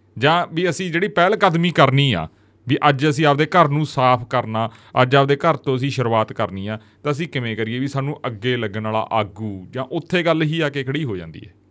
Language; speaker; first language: Punjabi; native; Punjabi